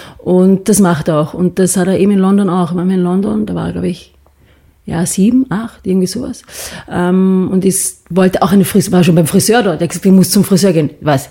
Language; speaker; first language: German; early bilingual, other home language; English